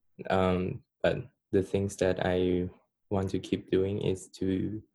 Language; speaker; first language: English; non-native, fluent; Khmer